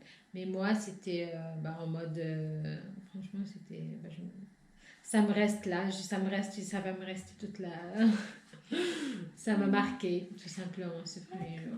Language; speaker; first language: French; non-native, local second language; Arabic